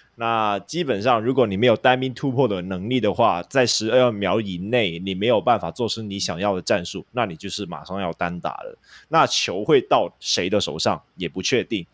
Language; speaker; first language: Chinese; non-native, local second language; Cantonese